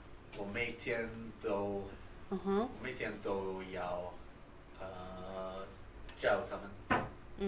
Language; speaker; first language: Chinese; non-native, learner; English